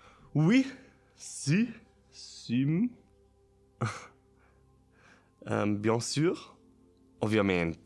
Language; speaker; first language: French; non-native, learner; German